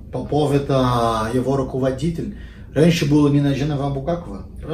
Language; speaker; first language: Russian; non-native, fluent; Portuguese